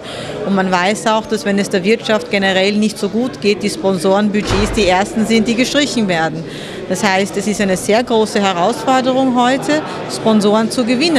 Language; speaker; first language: German; early bilingual, other home language; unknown